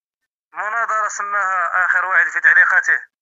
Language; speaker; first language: Arabic; native; Arabic